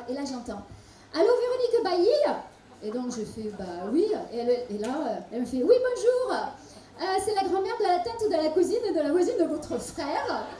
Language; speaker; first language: French; native; French